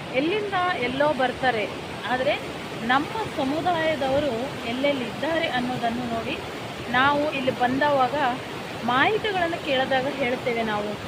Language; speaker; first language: Kannada; native; Kannada